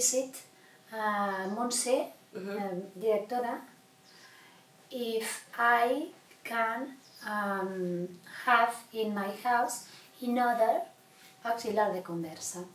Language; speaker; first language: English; non-native, learner; Catalan